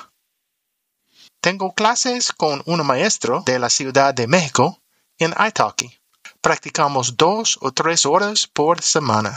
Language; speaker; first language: Spanish; non-native, learner; English